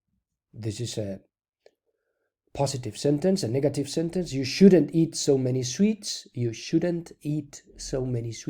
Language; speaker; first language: English; non-native, fluent; Spanish